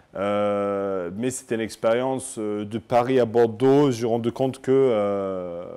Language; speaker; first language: French; non-native, fluent; English